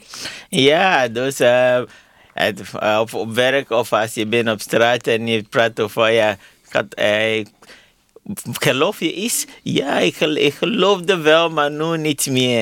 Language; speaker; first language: Dutch; non-native, fluent; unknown